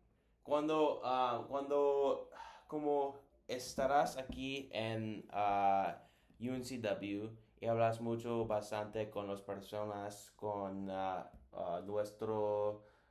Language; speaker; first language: Spanish; non-native, learner; English